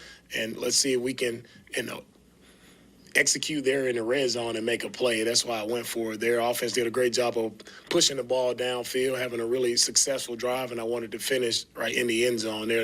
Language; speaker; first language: English; native; English